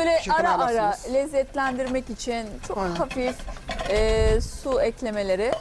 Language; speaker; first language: Turkish; native; Turkish